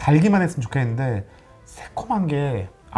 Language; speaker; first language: Korean; native; Korean